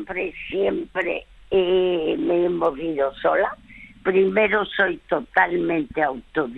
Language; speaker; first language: Spanish; early bilingual, other home language; French